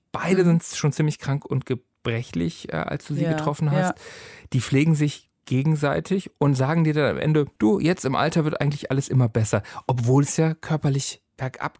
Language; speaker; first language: German; native; German